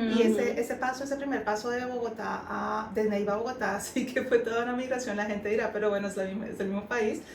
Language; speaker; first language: Spanish; native; Spanish